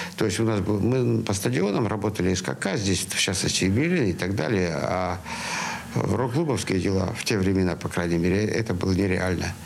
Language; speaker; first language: Russian; native; Russian